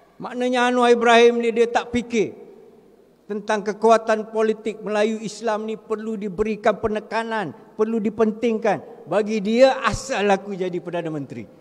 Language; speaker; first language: Malay; native; Malay